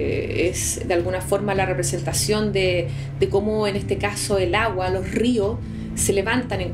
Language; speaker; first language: Spanish; native; Spanish